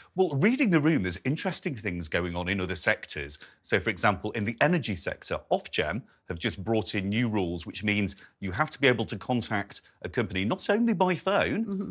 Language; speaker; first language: English; native; English